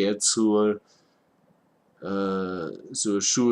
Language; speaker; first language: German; non-native, fluent; English